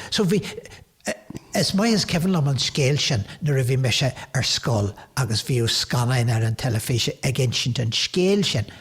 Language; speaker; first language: Irish; native; Irish